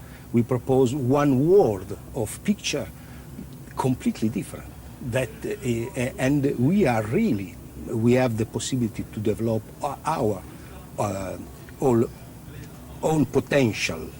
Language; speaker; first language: English; non-native, learner; Italian